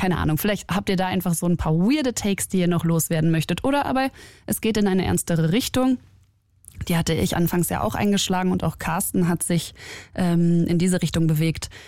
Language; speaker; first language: German; early bilingual, other home language; Arabic